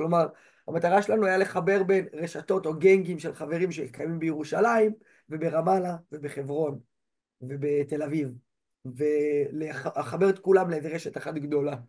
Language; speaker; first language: Hebrew; native; Hebrew